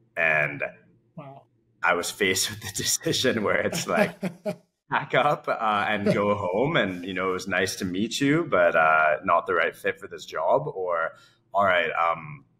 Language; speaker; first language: English; native; English